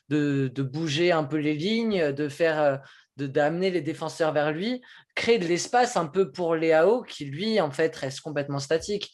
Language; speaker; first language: French; native; French